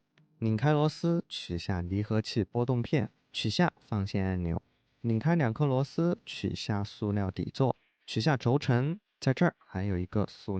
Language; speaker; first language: Chinese; native; Chinese